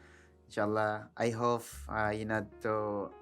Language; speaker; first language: English; non-native, learner; Filipino